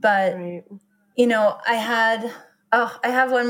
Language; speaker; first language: English; native; English